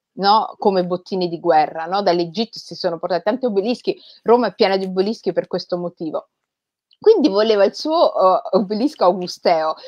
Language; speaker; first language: Italian; native; Italian